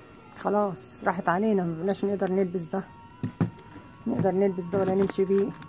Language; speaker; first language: Arabic; native; Arabic